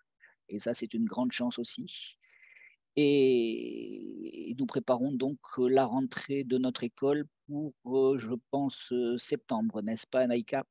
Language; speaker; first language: French; native; French